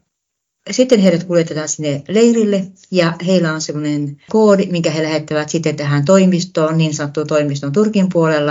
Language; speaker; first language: Finnish; native; Finnish